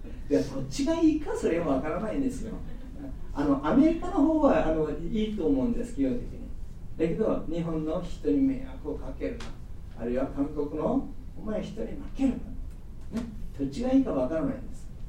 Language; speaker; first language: Japanese; non-native, fluent; Korean